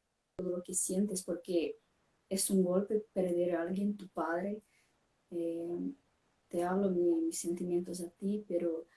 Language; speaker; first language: Spanish; non-native, fluent; Portuguese